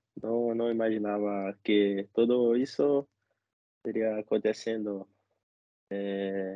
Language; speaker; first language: Spanish; non-native, learner; Portuguese